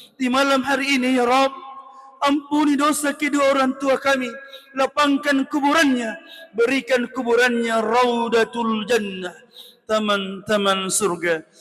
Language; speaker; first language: Malay; non-native, local second language; Buginese